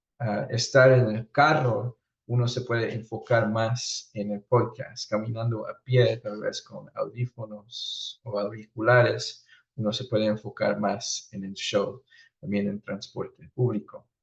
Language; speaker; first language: Spanish; early bilingual, heritage; Spanish